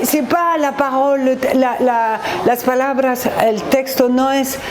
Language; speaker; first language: Spanish; non-native, learner; French